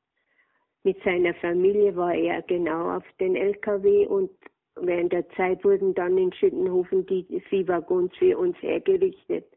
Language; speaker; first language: German; native; German